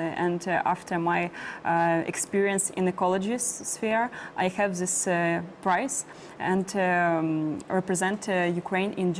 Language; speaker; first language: English; non-native, learner; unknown